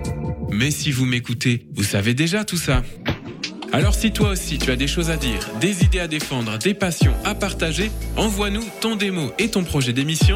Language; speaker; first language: French; native; French